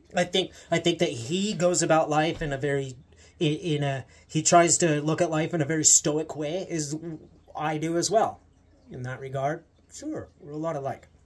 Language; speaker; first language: English; native; English